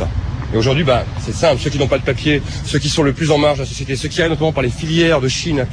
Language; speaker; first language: French; native; French